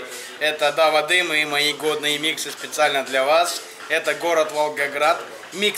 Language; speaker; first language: Russian; native; Russian